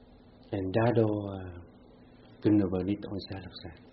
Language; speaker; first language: Dutch; non-native, fluent; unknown